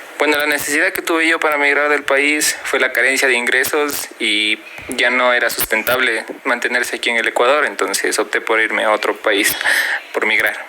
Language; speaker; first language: Spanish; native; Spanish